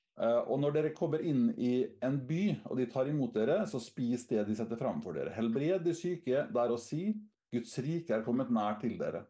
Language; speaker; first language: Norwegian; native; Norwegian